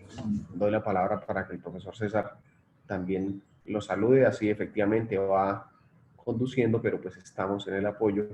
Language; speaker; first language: Spanish; native; Spanish